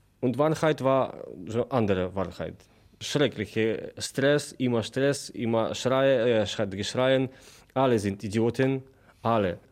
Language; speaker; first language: German; non-native, learner; Polish